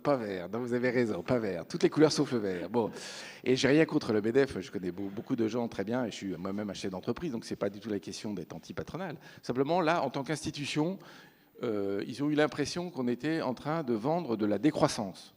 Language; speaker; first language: French; native; French